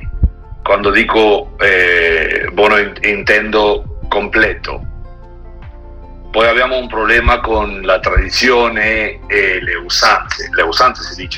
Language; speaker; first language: Italian; non-native, learner; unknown